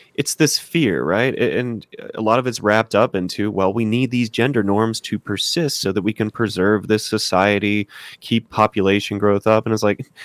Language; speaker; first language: English; native; English